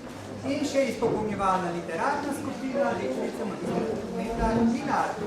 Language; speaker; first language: Slovenian; native; Slovenian